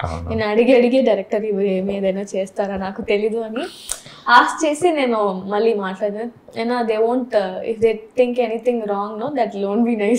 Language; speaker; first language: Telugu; non-native, learner; Tamil